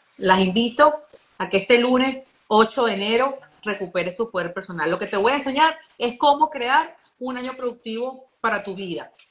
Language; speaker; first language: Spanish; native; Spanish